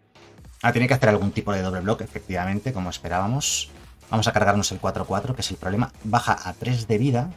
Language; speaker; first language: Spanish; native; Spanish